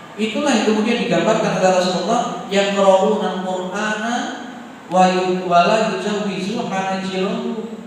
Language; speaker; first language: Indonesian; non-native, local second language; Javanese